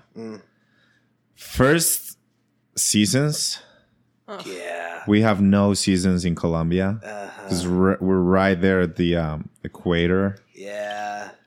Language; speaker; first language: English; non-native, fluent; Spanish